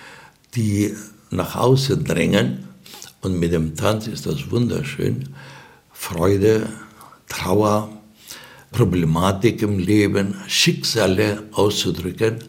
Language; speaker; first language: German; non-native, fluent; Greek